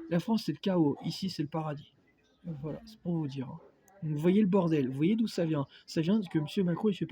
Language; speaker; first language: French; native; French